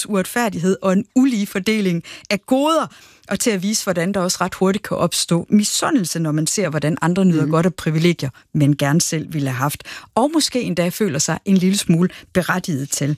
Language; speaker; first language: Danish; native; Danish